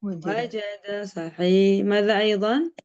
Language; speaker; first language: Arabic; non-native, fluent; Indonesian